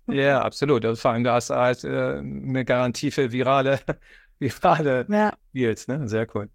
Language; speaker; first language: German; native; German